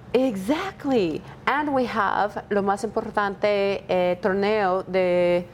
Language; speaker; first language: Spanish; non-native, learner; English